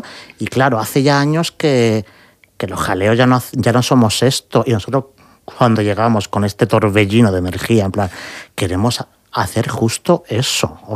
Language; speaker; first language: Spanish; native; Spanish